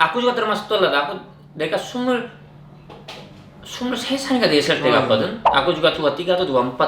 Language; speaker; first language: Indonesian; non-native, fluent; Korean